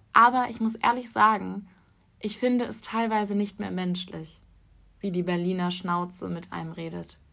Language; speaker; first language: German; native; German